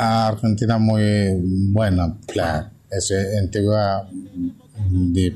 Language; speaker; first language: Spanish; non-native, learner; Bangla